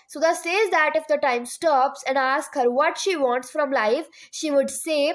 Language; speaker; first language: English; non-native, local second language; Punjabi